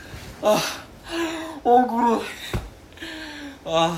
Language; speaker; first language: Korean; non-native, fluent; Chinese